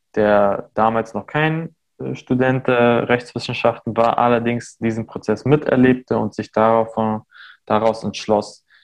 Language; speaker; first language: German; early bilingual, other home language; Armenian